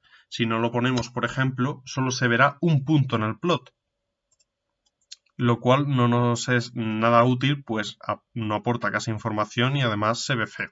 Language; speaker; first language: Spanish; native; Spanish